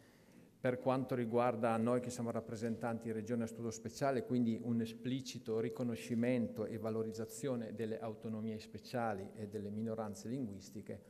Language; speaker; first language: Italian; native; Italian